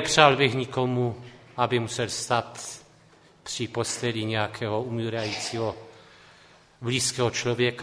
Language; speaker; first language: Czech; non-native, local second language; Polish